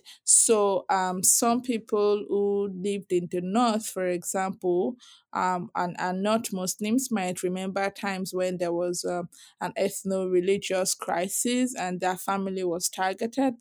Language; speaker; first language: English; non-native, local second language; Yoruba